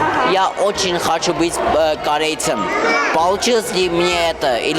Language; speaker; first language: Russian; non-native, local second language; Armenian